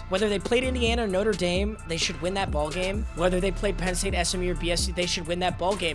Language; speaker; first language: English; native; English